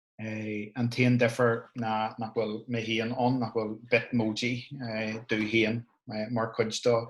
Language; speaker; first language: Irish; non-native, local second language; English